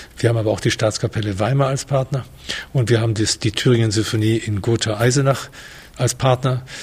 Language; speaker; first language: German; non-native, fluent; Spanish